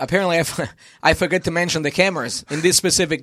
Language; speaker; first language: English; non-native, fluent; Italian